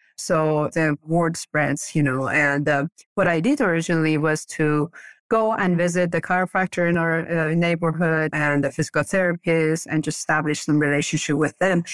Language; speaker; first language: English; early bilingual, other home language; Persian